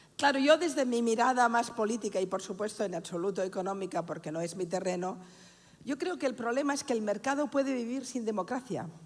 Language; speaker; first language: Spanish; non-native, local second language; Catalan